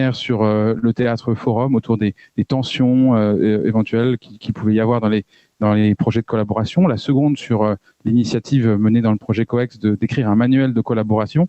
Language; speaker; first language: French; native; French